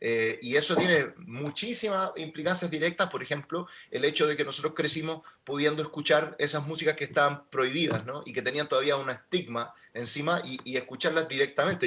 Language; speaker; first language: Spanish; native; Spanish